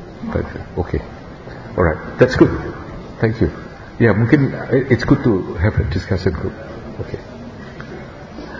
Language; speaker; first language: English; non-native, fluent; Indonesian